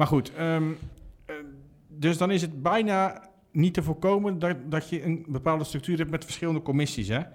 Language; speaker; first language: Dutch; native; Dutch